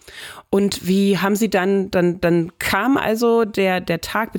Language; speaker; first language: German; native; German